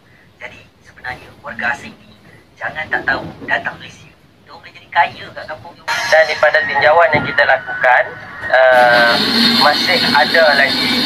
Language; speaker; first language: Malay; native; Malay